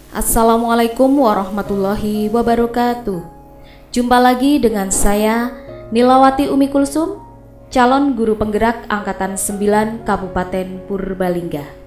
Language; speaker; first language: Indonesian; non-native, local second language; Javanese